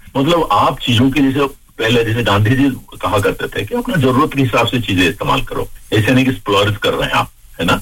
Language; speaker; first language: Hindi; non-native, local second language; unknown